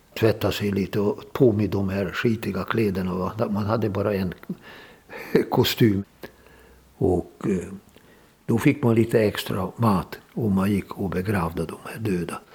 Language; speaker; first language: Swedish; non-native, fluent; Hungarian